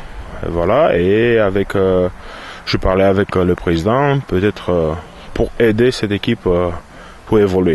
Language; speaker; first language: French; non-native, fluent; Romanian